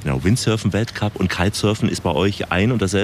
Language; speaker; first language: German; native; German